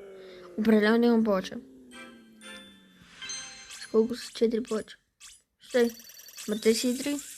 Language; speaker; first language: Bulgarian; native; Bulgarian